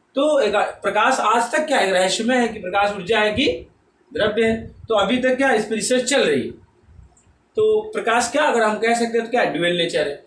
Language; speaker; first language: Hindi; native; Hindi